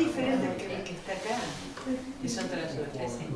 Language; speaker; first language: Spanish; native; Spanish